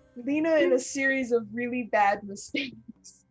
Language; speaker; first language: English; native; English